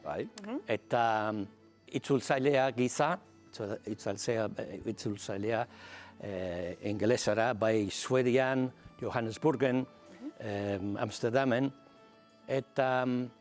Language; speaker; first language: Basque; non-native, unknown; English